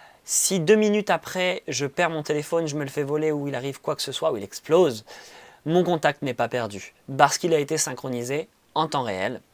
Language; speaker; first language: French; native; French